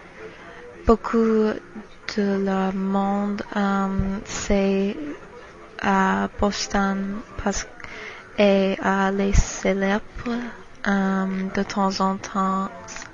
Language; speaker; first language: French; non-native, learner; English